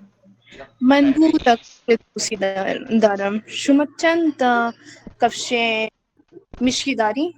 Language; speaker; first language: Persian; non-native, learner; Urdu